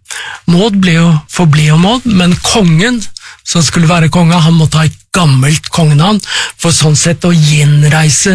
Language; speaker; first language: Norwegian; native; Norwegian